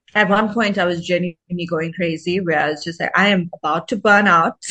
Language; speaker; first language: English; native; English